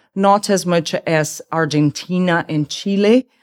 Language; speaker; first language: English; non-native, fluent; Portuguese